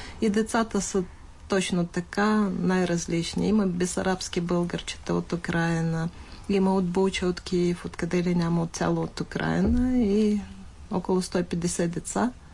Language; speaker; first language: Bulgarian; early bilingual, heritage; Bulgarian